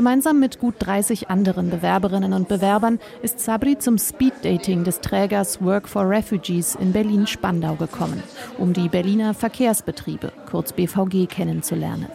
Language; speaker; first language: German; native; German